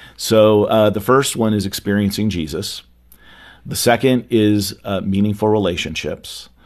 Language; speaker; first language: English; native; English